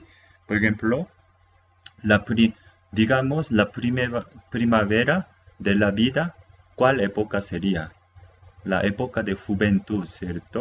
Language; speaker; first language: Spanish; non-native, fluent; Korean